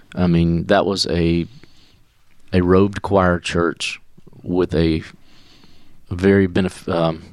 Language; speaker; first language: English; native; English